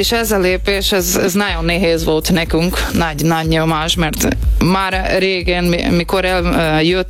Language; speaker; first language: Hungarian; non-native, learner; Portuguese